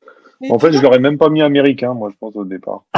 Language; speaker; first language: French; native; French